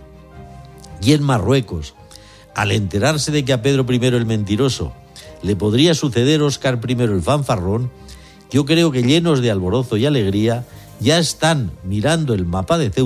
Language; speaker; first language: Spanish; native; Spanish